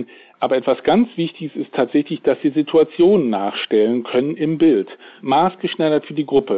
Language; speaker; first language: German; native; German